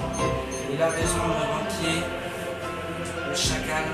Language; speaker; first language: French; native; French